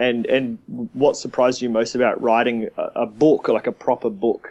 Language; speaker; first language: English; native; English